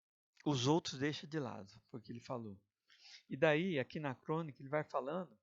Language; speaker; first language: Portuguese; native; Portuguese